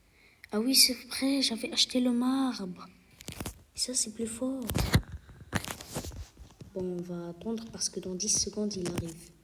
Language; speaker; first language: French; native; French